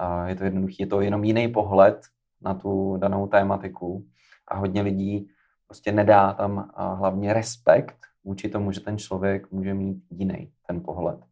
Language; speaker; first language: Czech; native; Czech